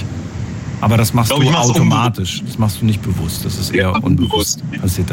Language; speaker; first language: German; native; German